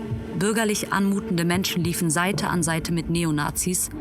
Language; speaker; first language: German; native; German